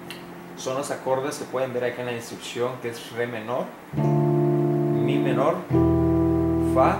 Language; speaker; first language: Spanish; native; Spanish